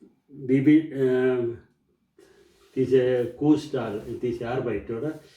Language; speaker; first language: German; non-native, learner; Tamil